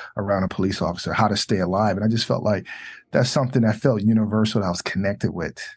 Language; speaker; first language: English; native; English